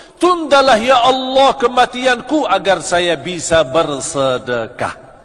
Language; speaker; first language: Malay; non-native, fluent; Arabic